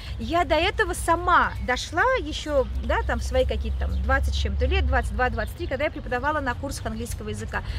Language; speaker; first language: Russian; native; Russian